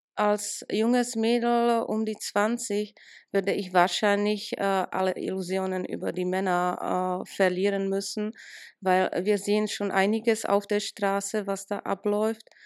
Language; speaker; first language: German; non-native, fluent; Czech